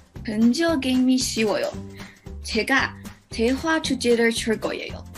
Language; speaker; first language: Korean; non-native, learner; English